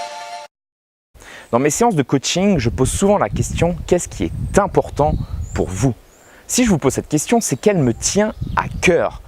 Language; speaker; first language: French; native; French